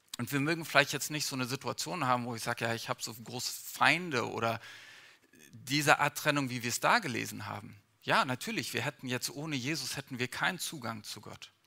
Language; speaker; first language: German; early bilingual, other home language; English